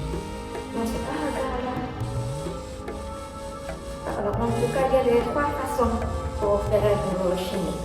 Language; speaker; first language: French; non-native, learner; Japanese